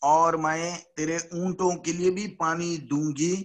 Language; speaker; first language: Hindi; non-native, local second language; Telugu